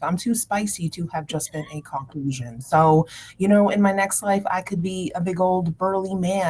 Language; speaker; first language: English; native; English